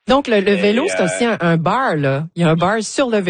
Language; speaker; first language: French; native; French